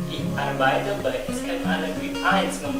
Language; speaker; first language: German; non-native, fluent; Indonesian